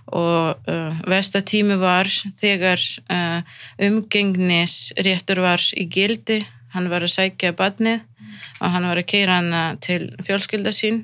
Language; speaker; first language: Icelandic; non-native, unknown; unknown